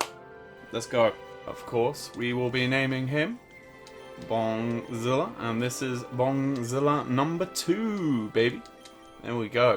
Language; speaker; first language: English; native; English